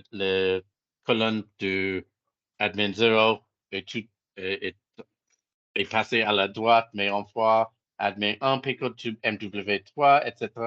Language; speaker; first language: French; non-native, fluent; English